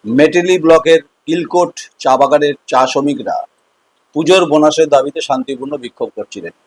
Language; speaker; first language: Bangla; native; Bangla